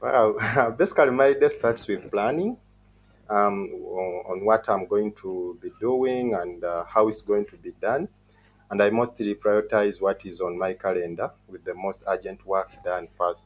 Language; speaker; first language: English; non-native, local second language; Ganda